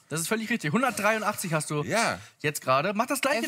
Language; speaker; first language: German; native; German